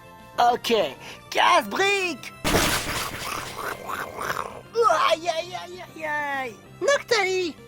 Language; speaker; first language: French; native; French